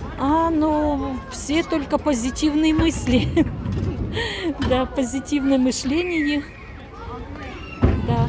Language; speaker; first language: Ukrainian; non-native, learner; Russian